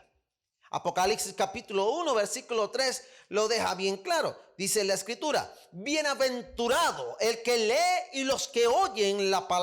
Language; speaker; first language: Spanish; native; Spanish